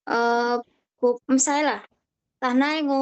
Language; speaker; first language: Cantonese; non-native, learner; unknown